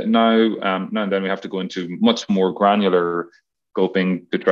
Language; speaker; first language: English; native; English